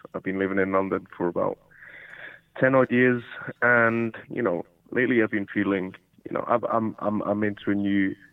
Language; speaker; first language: English; early bilingual, other home language; Portuguese